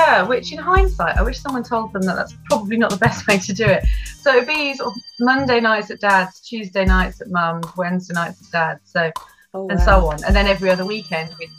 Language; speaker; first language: English; native; English